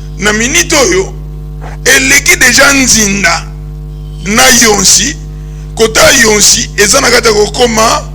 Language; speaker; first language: Lingala; non-native, local second language; Kituba (Democratic Republic of Congo)